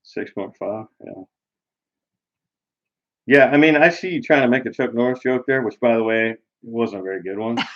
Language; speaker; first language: English; native; English